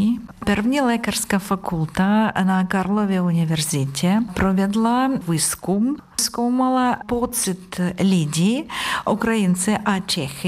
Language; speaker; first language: Czech; non-native, fluent; Ukrainian